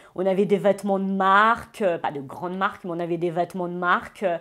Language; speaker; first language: French; native; French